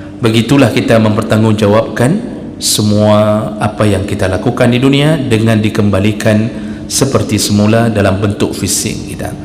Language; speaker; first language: Malay; non-native, local second language; Achinese